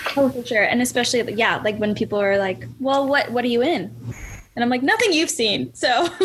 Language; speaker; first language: English; native; English